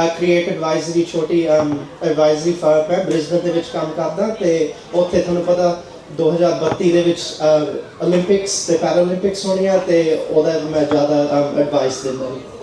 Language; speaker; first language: Punjabi; early bilingual, heritage; Punjabi